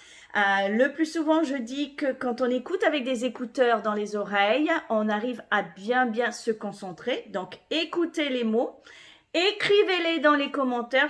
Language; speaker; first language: French; native; French